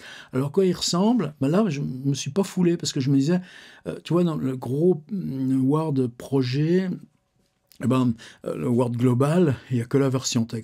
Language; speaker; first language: French; native; French